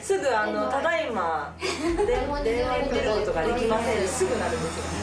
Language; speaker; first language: Japanese; native; Japanese